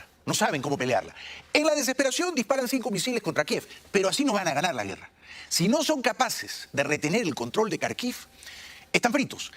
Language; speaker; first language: Spanish; native; Spanish